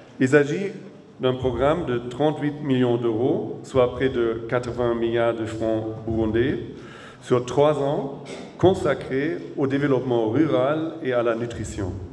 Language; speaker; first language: French; non-native, local second language; Rundi